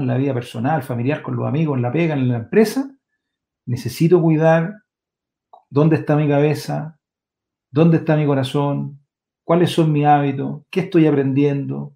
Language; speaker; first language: Spanish; native; Spanish